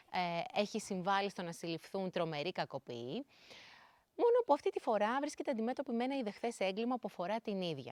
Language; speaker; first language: Greek; native; Greek